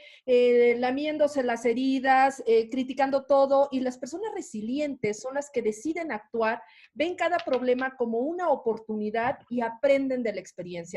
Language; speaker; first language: Spanish; native; Spanish